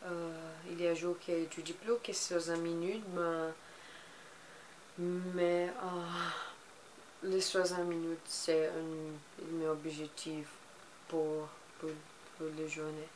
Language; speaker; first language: French; non-native, learner; Portuguese